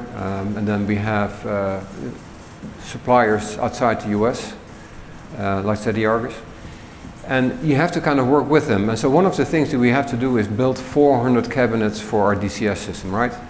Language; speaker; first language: English; non-native, fluent; Dutch